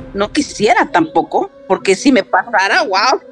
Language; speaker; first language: Spanish; early bilingual, heritage; Spanish